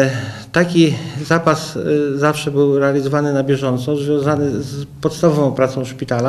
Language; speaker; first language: Polish; native; Polish